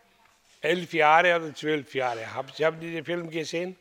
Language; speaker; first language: German; non-native, learner; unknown